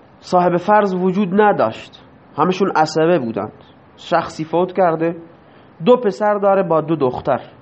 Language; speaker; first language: Persian; non-native, local second language; Baluchi